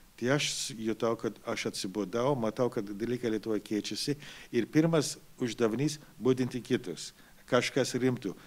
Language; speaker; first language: Lithuanian; early bilingual, heritage; Lithuanian